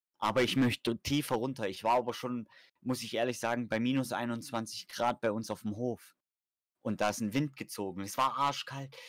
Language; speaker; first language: German; native; German